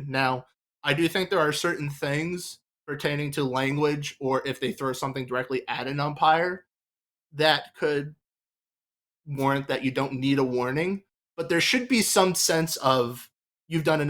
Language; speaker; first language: English; native; English